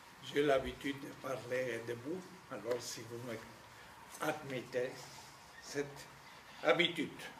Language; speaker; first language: French; non-native, fluent; Spanish